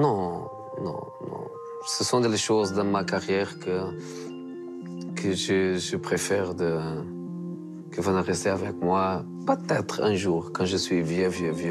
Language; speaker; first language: French; non-native, fluent; Portuguese